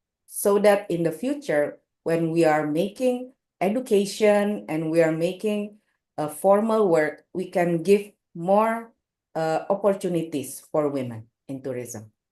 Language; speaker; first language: English; non-native, local second language; Indonesian